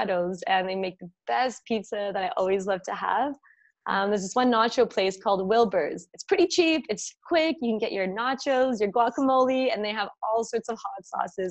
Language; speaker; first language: English; native; English